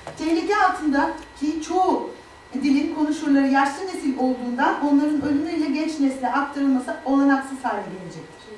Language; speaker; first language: Turkish; native; Turkish